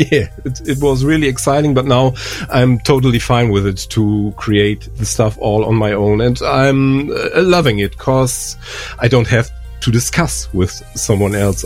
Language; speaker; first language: English; non-native, fluent; German